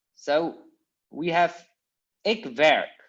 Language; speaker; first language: Dutch; non-native, fluent; Polish